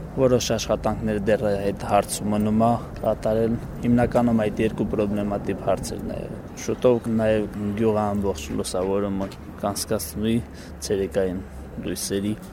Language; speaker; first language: Armenian; native; Armenian